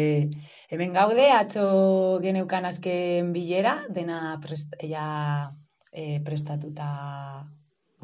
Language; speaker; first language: Basque; non-native, local second language; Spanish